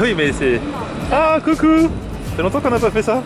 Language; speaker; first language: French; native; French